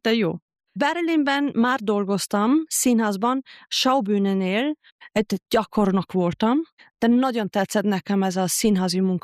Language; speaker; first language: Hungarian; non-native, fluent; German